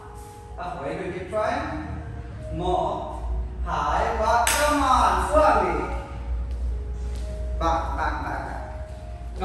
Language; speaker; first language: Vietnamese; non-native, learner; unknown